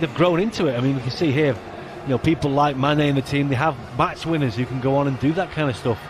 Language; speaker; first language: English; native; English